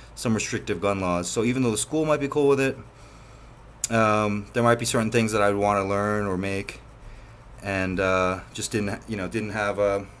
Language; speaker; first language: English; native; English